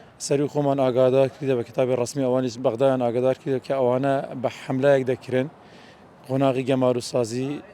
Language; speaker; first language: Central Kurdish; native; Central Kurdish